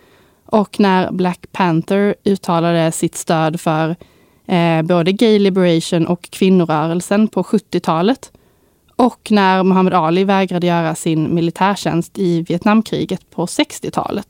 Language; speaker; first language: Swedish; native; Swedish